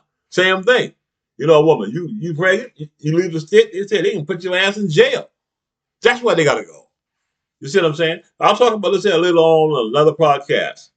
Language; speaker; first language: English; native; English